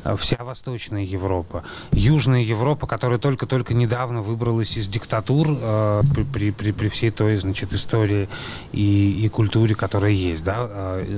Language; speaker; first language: Russian; native; Russian